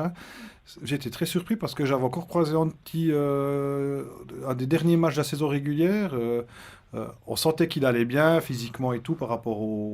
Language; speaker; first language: French; native; French